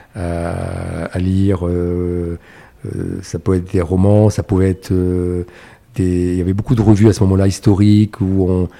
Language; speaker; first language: French; non-native, local second language; Arabic